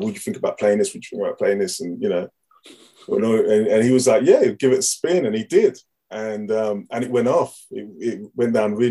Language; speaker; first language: English; native; English